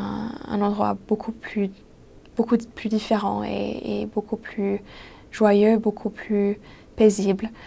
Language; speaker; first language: French; non-native, fluent; English